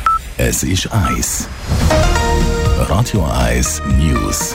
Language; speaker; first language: German; native; German